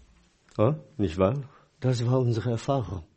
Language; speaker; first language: German; non-native, fluent; Chinese